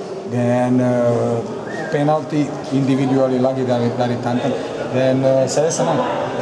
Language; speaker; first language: Indonesian; non-native, fluent; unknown